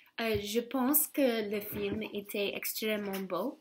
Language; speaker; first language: French; non-native, learner; English